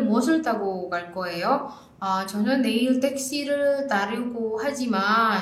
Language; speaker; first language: Korean; non-native, fluent; Indonesian